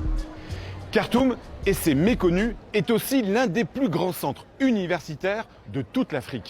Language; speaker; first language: French; native; French